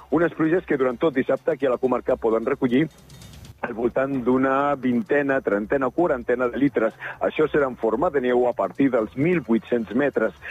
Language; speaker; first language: Catalan; native; Catalan